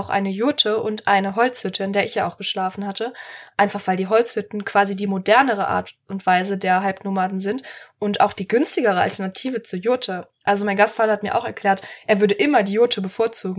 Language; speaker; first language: German; native; German